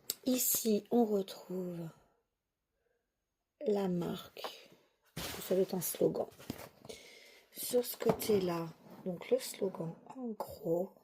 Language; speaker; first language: French; native; French